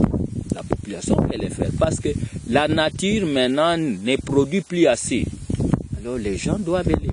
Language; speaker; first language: French; non-native, local second language; Kongo